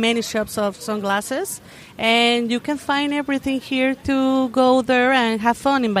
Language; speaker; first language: English; non-native, learner; Spanish